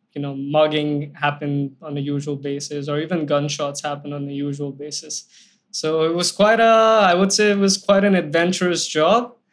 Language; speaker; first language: English; non-native, local second language; Hindi